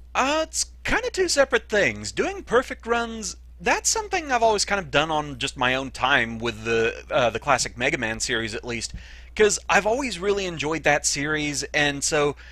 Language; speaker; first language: English; native; English